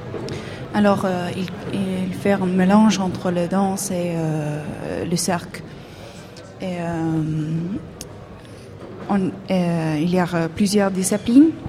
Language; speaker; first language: French; non-native, fluent; Hebrew